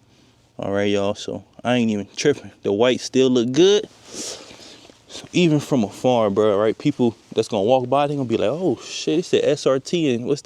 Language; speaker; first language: English; native; English